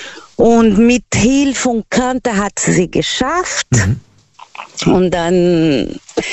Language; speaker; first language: German; non-native, fluent; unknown